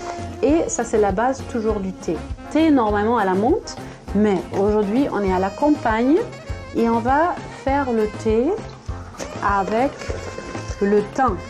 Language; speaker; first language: French; non-native, fluent; German